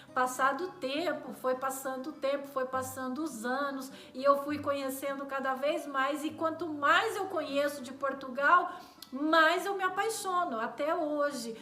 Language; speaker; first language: Portuguese; native; Portuguese